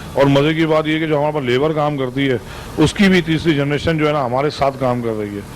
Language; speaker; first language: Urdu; native; Urdu